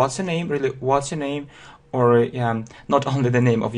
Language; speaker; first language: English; non-native, fluent; Russian